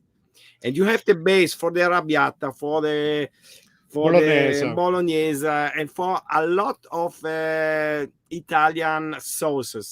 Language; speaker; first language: English; non-native, learner; German